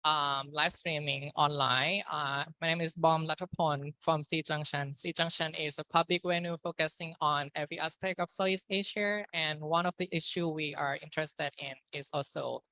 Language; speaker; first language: English; non-native, fluent; Thai